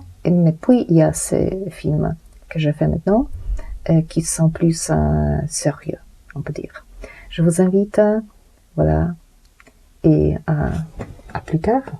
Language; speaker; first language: French; non-native, fluent; Polish